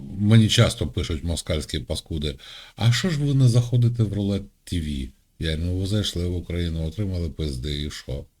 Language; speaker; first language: Ukrainian; native; Ukrainian